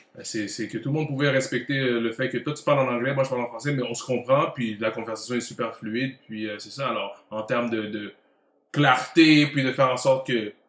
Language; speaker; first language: French; early bilingual, heritage; French